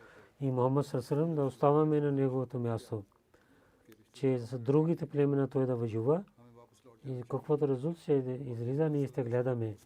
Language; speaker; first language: Bulgarian; non-native, learner; Urdu